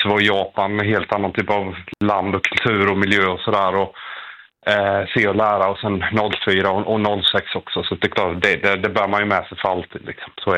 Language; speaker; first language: Swedish; native; Swedish